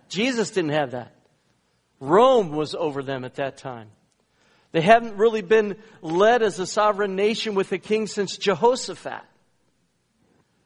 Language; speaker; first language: English; native; English